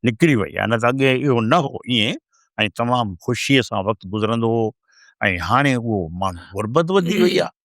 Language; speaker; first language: Sindhi; native; Sindhi